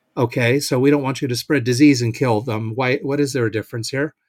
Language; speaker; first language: English; native; English